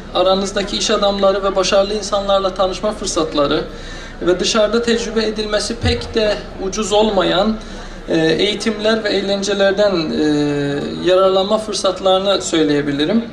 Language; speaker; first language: Turkish; non-native, fluent; Persian